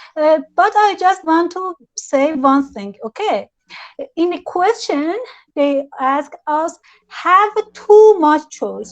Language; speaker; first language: English; non-native, learner; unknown